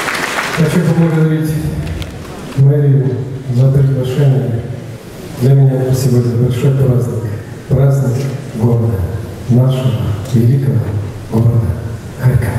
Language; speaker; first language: Russian; non-native, local second language; Ukrainian